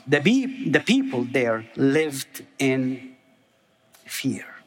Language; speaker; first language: English; non-native, fluent; Arabic